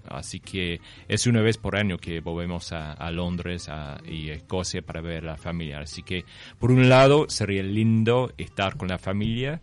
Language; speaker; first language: Spanish; non-native, fluent; English